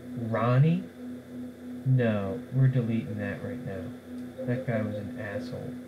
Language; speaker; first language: English; native; English